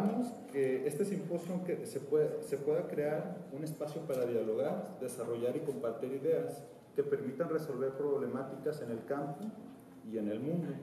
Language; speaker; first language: Spanish; native; Spanish